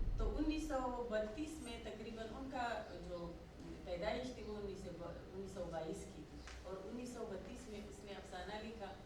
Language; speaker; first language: Urdu; non-native, local second language; Pashto